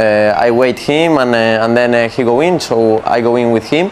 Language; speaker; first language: English; non-native, fluent; Catalan